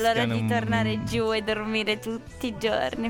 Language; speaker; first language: Italian; native; Italian